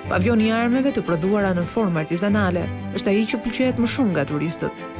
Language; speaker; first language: Albanian; native; Albanian